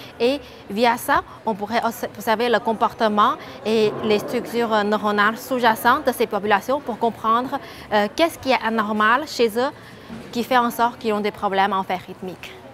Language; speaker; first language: French; non-native, fluent; Chinese